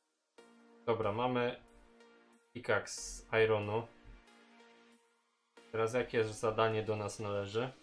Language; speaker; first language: Polish; native; Polish